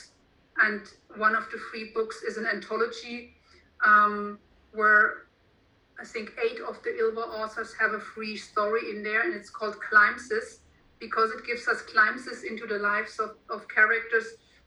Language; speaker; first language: English; non-native, fluent; German